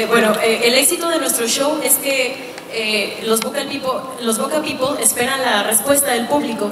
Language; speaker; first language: Spanish; native; Spanish